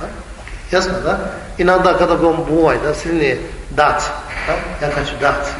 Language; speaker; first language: Russian; non-native, learner; Tibetan